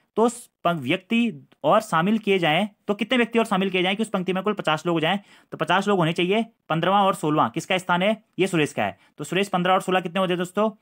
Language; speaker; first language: Hindi; native; Hindi